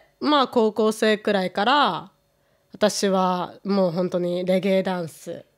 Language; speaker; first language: Japanese; native; Japanese